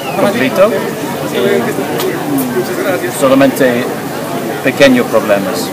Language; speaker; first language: Spanish; non-native, learner; English